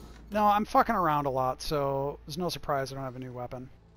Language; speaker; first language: English; native; English